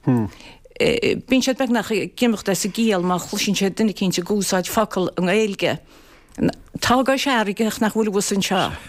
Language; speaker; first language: Irish; native; Irish